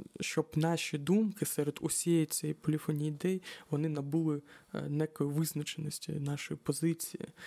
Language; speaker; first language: Ukrainian; native; Ukrainian